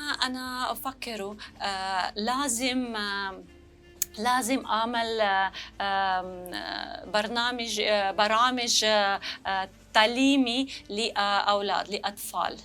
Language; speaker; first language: Arabic; non-native, learner; Russian